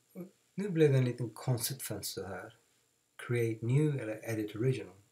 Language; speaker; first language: Swedish; non-native, fluent; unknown